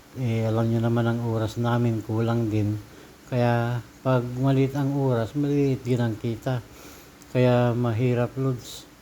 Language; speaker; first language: Filipino; native; Filipino